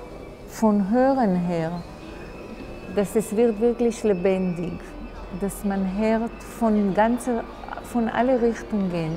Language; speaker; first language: German; non-native, fluent; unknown